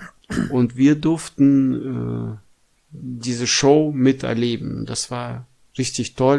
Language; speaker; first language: German; non-native, fluent; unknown